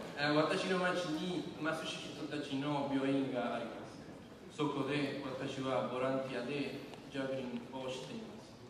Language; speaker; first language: Japanese; non-native, learner; Spanish